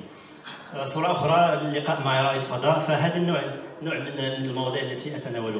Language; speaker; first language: Arabic; native; Arabic